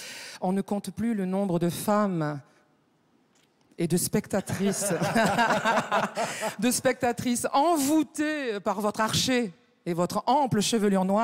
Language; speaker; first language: French; native; French